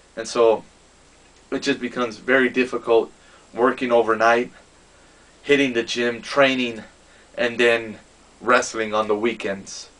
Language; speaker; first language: English; native; English